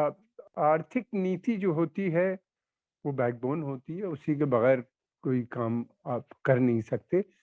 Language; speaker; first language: Hindi; native; Hindi